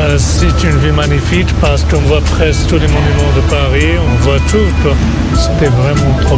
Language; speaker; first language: French; non-native, local second language; Arabic